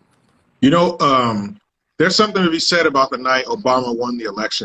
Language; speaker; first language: English; native; English